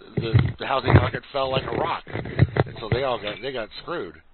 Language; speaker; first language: English; native; English